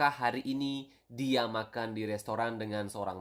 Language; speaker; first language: Indonesian; native; Indonesian